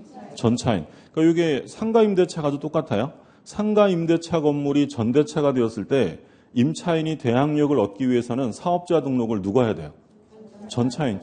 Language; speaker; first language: Korean; native; Korean